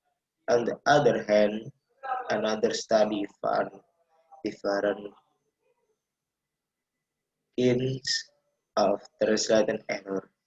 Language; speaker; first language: English; non-native, learner; Indonesian